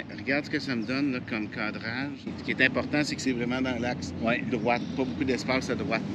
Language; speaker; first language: French; native; French